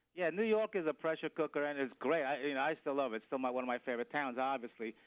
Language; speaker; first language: English; native; English